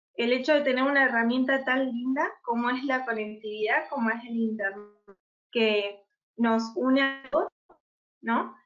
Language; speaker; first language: Spanish; native; Spanish